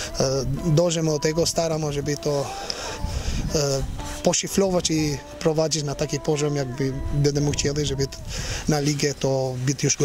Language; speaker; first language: Polish; non-native, learner; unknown